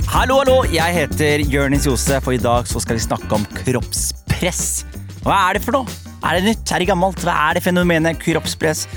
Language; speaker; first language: Norwegian; early bilingual, other home language; Somali